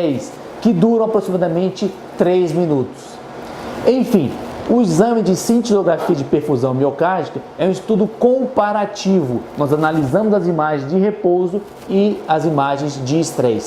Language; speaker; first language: Portuguese; native; Portuguese